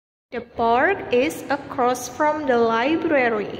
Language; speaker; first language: English; non-native, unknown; Indonesian